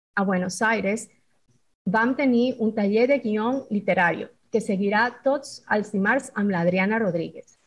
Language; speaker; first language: Catalan; non-native, fluent; Spanish